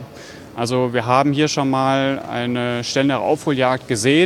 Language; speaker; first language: German; native; German